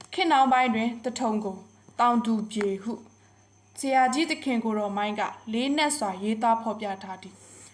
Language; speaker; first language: Burmese; non-native, local second language; Pa'o Karen